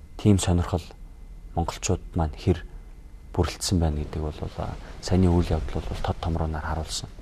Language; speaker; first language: Mongolian; native; Mongolian